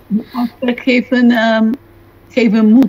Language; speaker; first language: Dutch; non-native, local second language; Papiamento